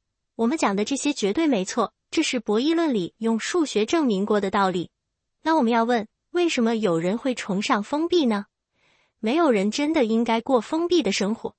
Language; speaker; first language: Chinese; native; Chinese